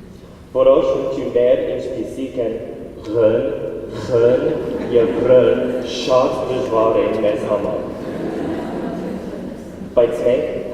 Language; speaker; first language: Armenian; non-native, learner; English